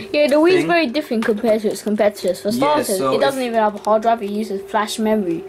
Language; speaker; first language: English; native; English